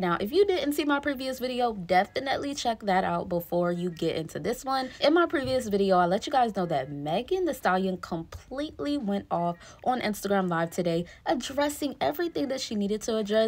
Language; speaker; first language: English; native; English